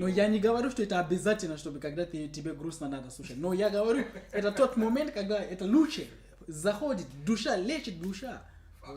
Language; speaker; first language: Russian; non-native, learner; English